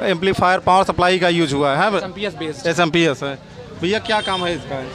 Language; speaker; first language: Hindi; native; Hindi